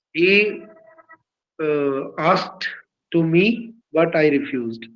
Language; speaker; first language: English; non-native, learner; Hindi